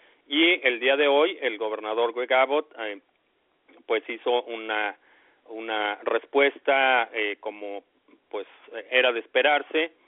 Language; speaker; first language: Spanish; native; Spanish